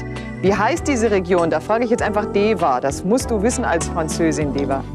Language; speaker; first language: German; native; German